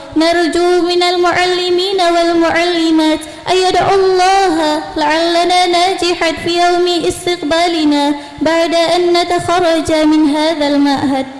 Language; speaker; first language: Arabic; non-native, learner; Indonesian